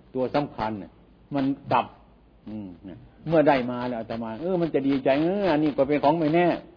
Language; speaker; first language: Thai; non-native, local second language; Northeastern Thai